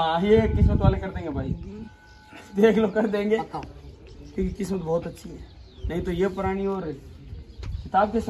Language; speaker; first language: Hindi; native; Hindi